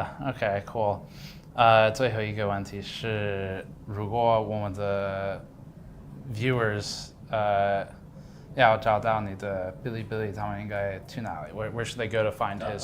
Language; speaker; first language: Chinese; non-native, learner; English